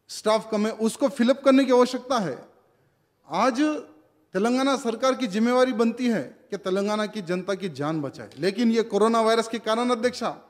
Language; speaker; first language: Hindi; non-native, local second language; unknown